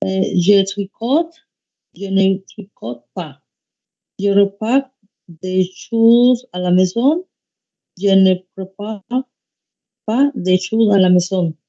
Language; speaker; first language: French; non-native, learner; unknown